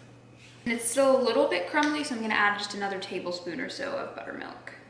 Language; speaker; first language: English; native; English